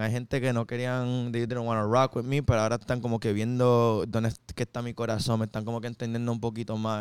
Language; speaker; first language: Spanish; early bilingual, heritage; Spanish